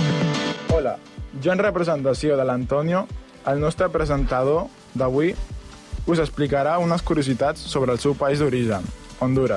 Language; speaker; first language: Catalan; non-native, learner; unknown